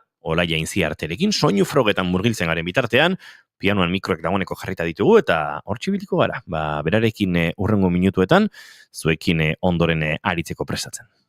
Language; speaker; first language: Basque; native; Basque